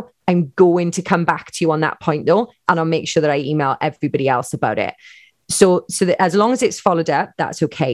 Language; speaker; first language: English; native; English